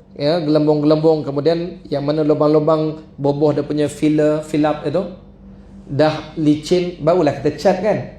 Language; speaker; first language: Malay; native; Malay